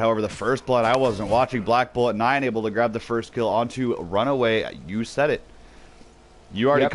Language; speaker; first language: English; native; English